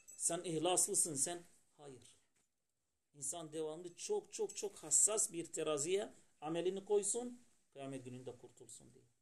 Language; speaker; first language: Turkish; non-native, fluent; Arabic